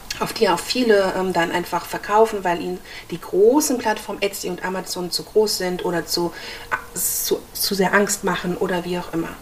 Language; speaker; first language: German; native; German